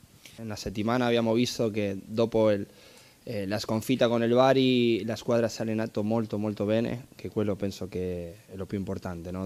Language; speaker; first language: Italian; non-native, fluent; Spanish